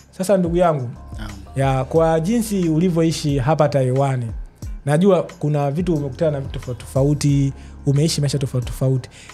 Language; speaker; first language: Swahili; native; Swahili